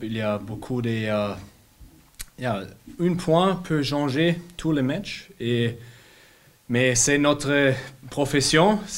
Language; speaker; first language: French; non-native, learner; German